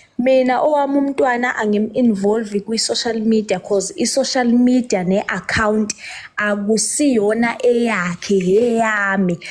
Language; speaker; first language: Zulu; native; Zulu